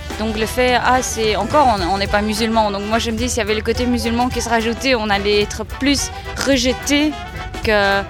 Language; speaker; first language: French; early bilingual, other home language; Armenian